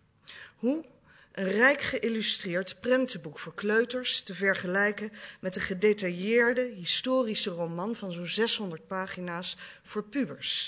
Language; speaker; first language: Dutch; native; Dutch